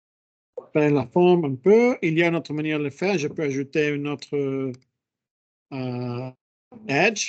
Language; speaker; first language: French; non-native, fluent; Spanish